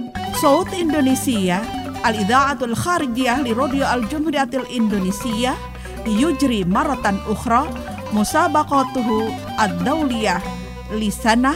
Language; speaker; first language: Arabic; non-native, fluent; Indonesian